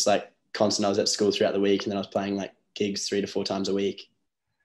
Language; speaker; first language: English; native; English